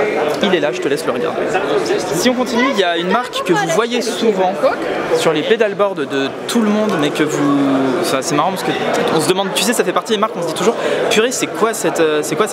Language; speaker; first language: French; native; French